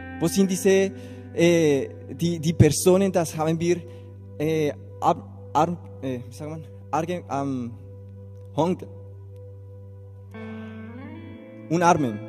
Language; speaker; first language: German; non-native, learner; Spanish